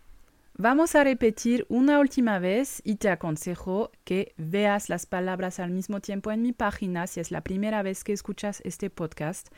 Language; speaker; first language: Spanish; non-native, fluent; French